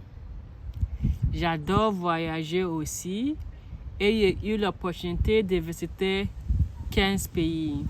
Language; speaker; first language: French; non-native, learner; Akan